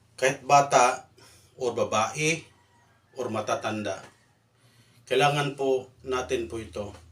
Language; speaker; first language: Filipino; non-native, local second language; Cebuano